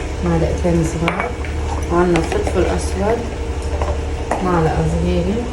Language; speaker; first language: Arabic; native; Arabic